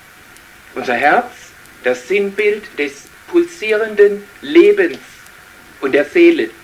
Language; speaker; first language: German; native; German